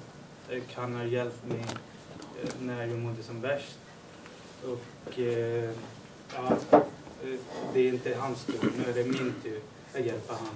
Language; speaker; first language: Swedish; early bilingual, other home language; Urdu